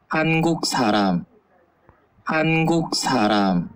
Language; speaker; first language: Korean; non-native, learner; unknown